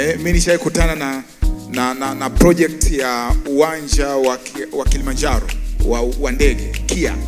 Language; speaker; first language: Swahili; native; Swahili